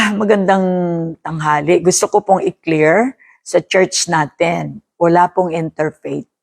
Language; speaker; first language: Filipino; non-native, local second language; Hiligaynon